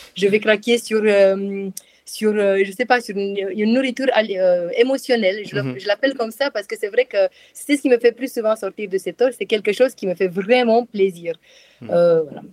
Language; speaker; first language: French; non-native, fluent; Romanian